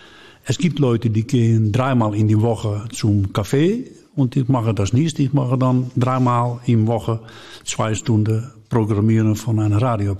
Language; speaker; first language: German; non-native, learner; Dutch